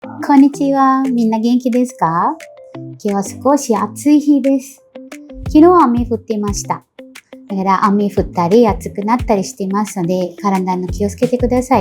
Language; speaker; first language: Japanese; non-native, fluent; Sinhala